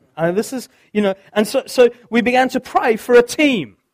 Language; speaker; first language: English; native; English